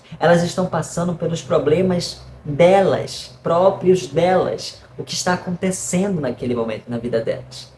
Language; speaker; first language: Portuguese; native; Portuguese